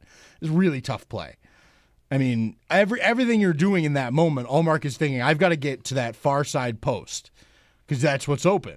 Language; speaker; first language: English; native; English